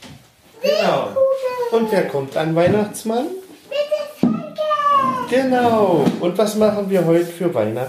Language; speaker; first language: German; native; German